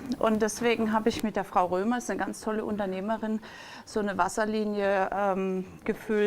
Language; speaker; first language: German; native; German